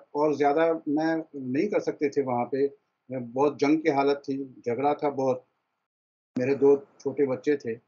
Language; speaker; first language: Hindi; early bilingual, heritage; Persian